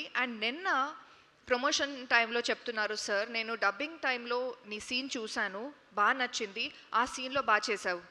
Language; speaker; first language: Telugu; non-native, local second language; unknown